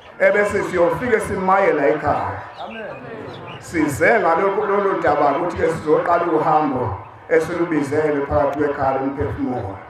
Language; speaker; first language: Zulu; native; Zulu